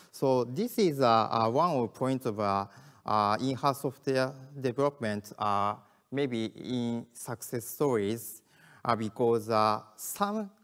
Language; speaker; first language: English; non-native, learner; Japanese